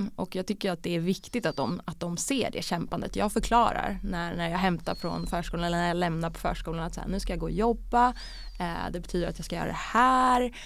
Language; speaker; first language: Swedish; early bilingual, other home language; Bosnian